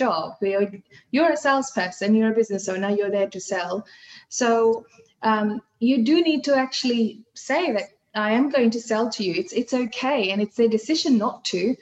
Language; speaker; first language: English; non-native, fluent; Hindi